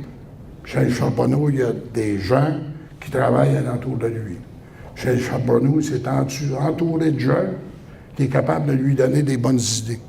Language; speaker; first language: French; native; French